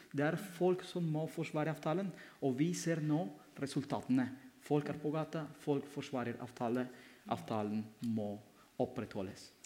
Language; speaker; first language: Norwegian; non-native, fluent; Spanish